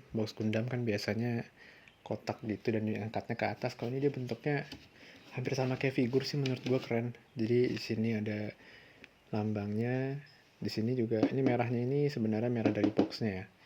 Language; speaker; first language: Indonesian; native; Indonesian